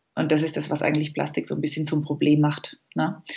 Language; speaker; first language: German; native; German